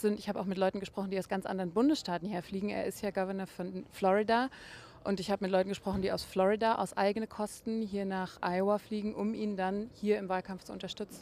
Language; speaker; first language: German; native; German